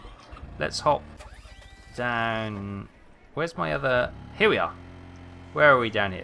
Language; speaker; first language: English; native; English